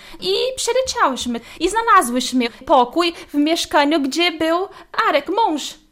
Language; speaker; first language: Polish; non-native, fluent; Portuguese